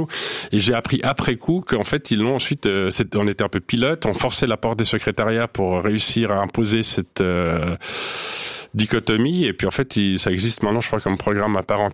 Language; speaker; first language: French; non-native, local second language; Swiss German